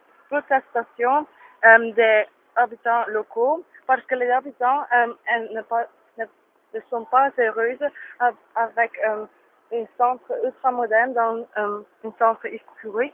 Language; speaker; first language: French; non-native, learner; Dutch